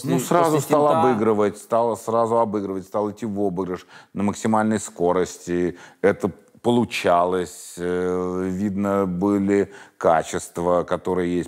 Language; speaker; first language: Russian; native; Russian